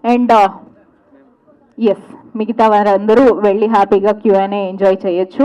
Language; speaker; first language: Telugu; native; Telugu